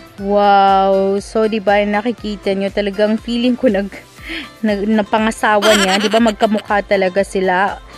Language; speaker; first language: Filipino; non-native, local second language; Cebuano